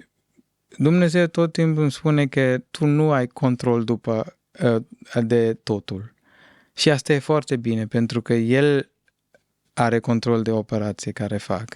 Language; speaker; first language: Romanian; non-native, fluent; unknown